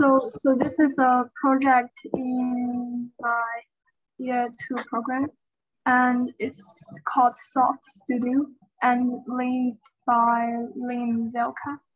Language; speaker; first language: English; non-native, fluent; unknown